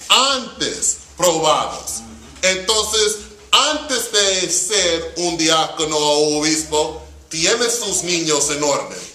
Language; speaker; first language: Spanish; non-native, fluent; English